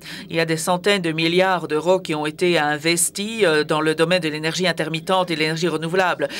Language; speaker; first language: French; native; French